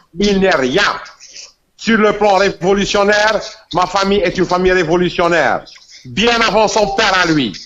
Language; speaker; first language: French; non-native, local second language; Arabic